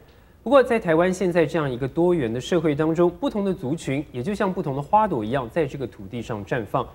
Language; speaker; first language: Chinese; native; Chinese